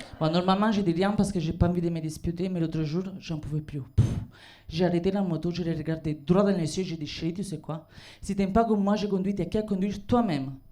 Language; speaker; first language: French; non-native, fluent; Italian